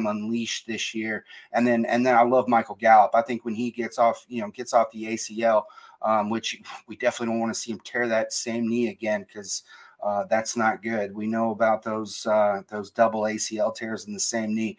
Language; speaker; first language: English; native; English